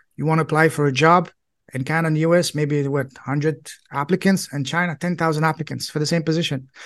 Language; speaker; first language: English; non-native, fluent; French